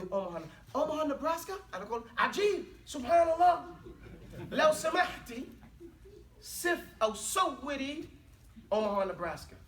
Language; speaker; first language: Arabic; non-native, fluent; English